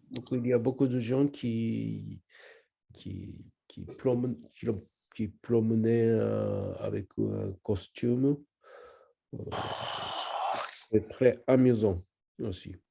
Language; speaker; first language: French; non-native, learner; Japanese